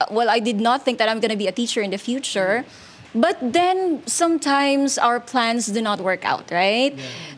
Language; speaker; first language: English; non-native, local second language; Hiligaynon